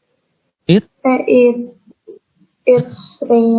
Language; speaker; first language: English; non-native, learner; Indonesian